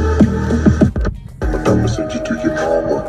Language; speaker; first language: Urdu; non-native, local second language; Punjabi